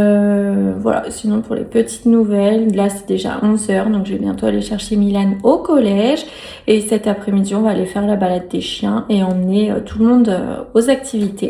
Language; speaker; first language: French; native; French